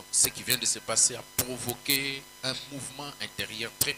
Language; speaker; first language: French; non-native, local second language; Swahili